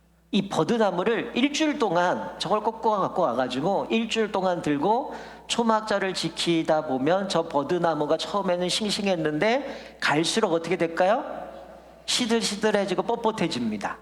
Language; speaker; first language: Korean; native; Korean